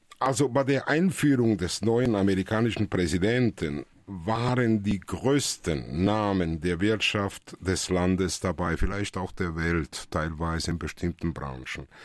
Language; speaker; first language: German; early bilingual, other home language; Italian